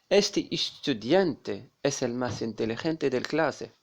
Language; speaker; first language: Spanish; non-native, fluent; Arabic